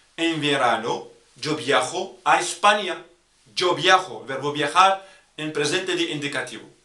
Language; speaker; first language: Spanish; non-native, fluent; Arabic